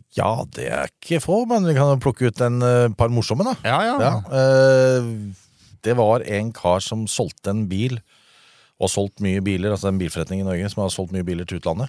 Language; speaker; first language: Norwegian; native; Norwegian